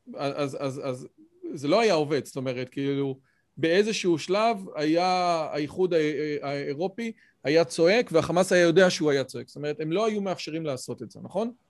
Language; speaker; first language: Hebrew; native; Hebrew